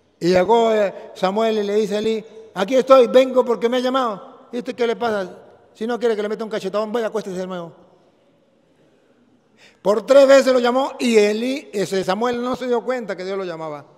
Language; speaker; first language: Spanish; native; Spanish